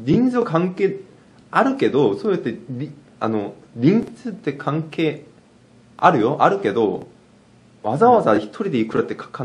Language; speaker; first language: Japanese; non-native, fluent; Korean